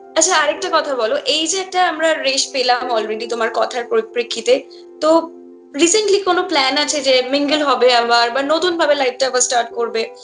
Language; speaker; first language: Bangla; native; Bangla